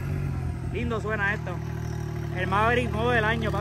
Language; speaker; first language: Spanish; native; Spanish